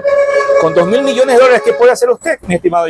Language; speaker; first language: Spanish; native; Spanish